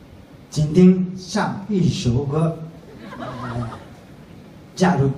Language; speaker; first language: Chinese; non-native, learner; Japanese